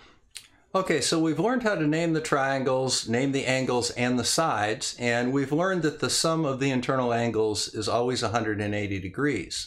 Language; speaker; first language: English; native; English